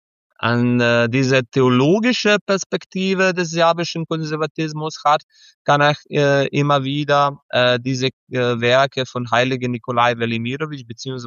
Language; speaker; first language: German; non-native, fluent; Serbian